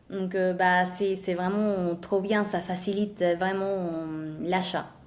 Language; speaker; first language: French; non-native, fluent; Spanish